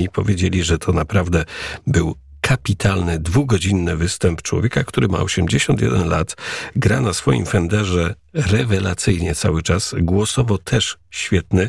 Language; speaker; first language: Polish; native; Polish